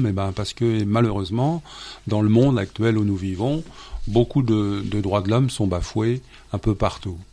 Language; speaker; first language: French; native; French